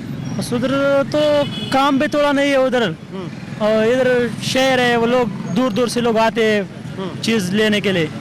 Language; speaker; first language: Hindi; non-native, local second language; Pashto